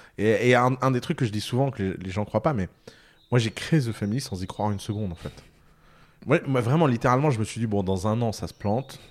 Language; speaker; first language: French; early bilingual, other home language; Arabic